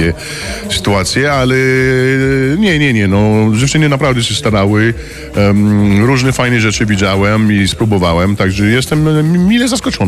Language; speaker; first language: Polish; non-native, fluent; French